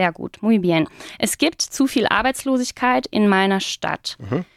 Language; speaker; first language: German; non-native, fluent; Spanish